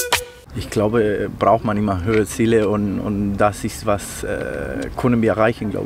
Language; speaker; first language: German; non-native, learner; Spanish